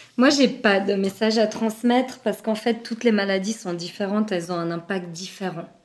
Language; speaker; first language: French; early bilingual, other home language; Arabic